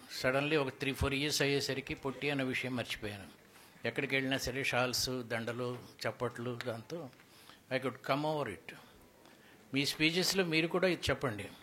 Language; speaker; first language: Telugu; native; Telugu